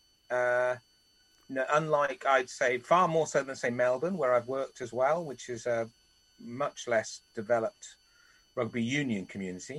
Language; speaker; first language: English; native; English